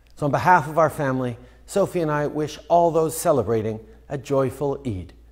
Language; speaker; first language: English; native; English